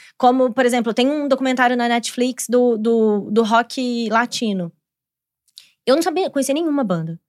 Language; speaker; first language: Portuguese; native; Portuguese